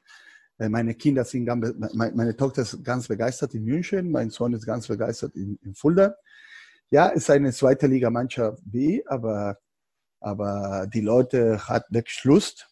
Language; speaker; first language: German; non-native, fluent; Spanish